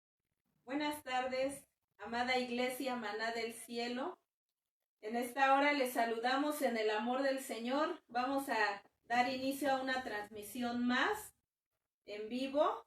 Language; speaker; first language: Spanish; native; Spanish